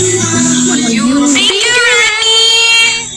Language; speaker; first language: English; non-native, learner; Filipino